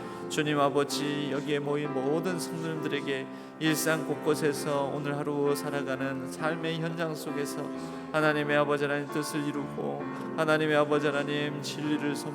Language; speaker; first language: Korean; native; Korean